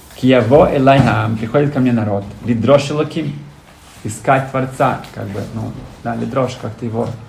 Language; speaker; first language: Russian; early bilingual, heritage; Russian